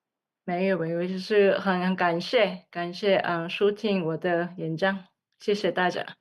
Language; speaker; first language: Chinese; non-native, learner; English